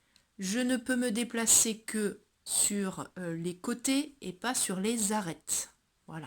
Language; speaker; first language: French; native; French